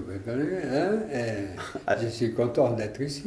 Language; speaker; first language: French; non-native, learner; Italian